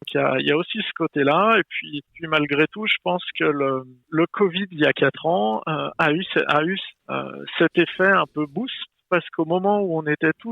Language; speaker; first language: French; native; French